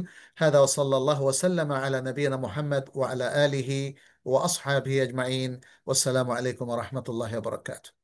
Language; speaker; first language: Arabic; non-native, fluent; Bangla